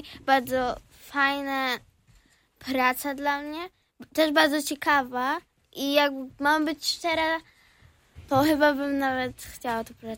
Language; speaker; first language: Polish; non-native, local second language; Belarusian